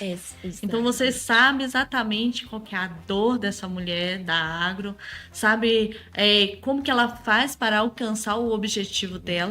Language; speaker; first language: Portuguese; native; Portuguese